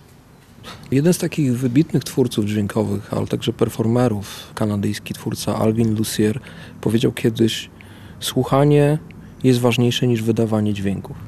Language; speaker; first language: Polish; native; Polish